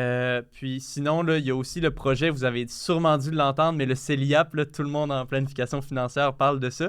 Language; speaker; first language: French; native; French